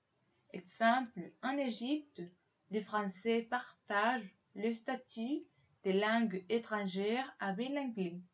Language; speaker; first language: French; non-native, learner; Spanish